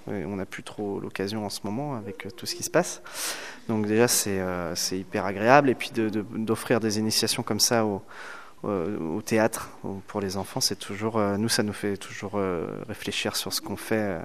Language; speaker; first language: French; native; French